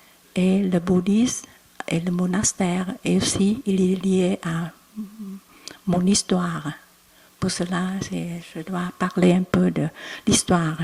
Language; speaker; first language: French; non-native, learner; Vietnamese